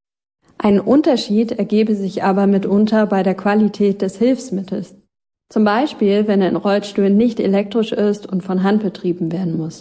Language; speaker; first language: German; native; German